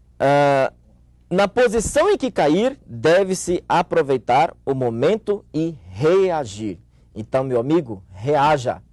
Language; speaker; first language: Portuguese; native; Portuguese